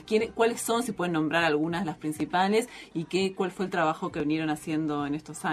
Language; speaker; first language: Spanish; native; Spanish